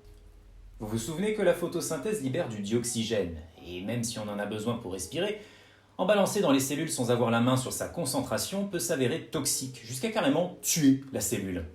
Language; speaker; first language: French; native; French